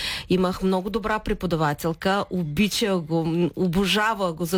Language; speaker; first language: Bulgarian; early bilingual, heritage; Bulgarian